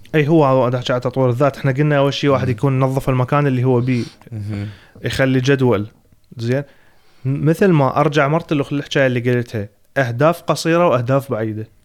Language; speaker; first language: Arabic; native; Arabic